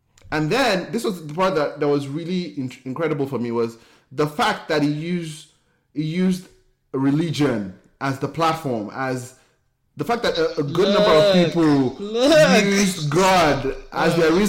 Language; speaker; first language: English; non-native, local second language; Yoruba